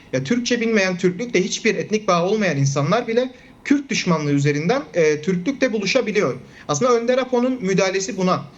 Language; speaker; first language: Turkish; non-native, local second language; Kurdish